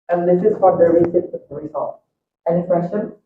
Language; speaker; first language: English; non-native, learner; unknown